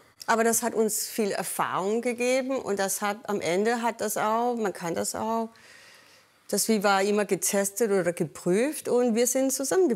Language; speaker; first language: German; non-native, fluent; Danish